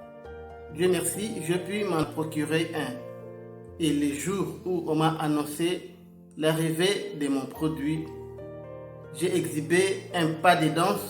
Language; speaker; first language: French; non-native, local second language; Lingala